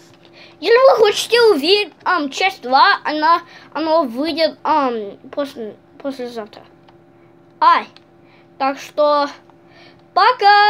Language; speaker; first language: Russian; early bilingual, heritage; Russian